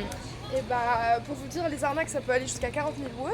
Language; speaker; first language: French; native; French